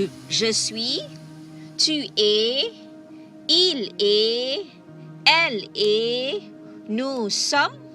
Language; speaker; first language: French; non-native, learner; Malay